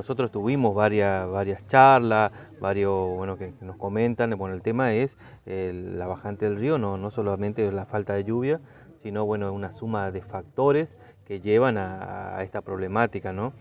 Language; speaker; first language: Spanish; native; Spanish